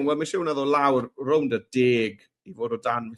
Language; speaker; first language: Welsh; native; Welsh